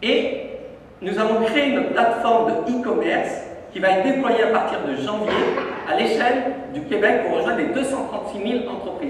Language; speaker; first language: French; native; French